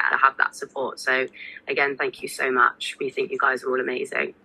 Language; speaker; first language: English; native; English